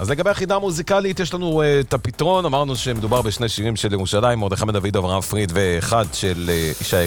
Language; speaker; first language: Hebrew; native; Hebrew